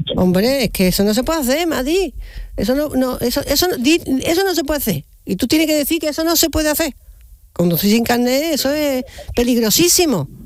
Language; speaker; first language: Spanish; native; Spanish